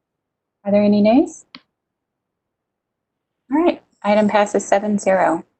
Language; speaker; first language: English; native; English